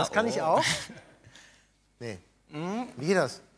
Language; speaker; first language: German; native; German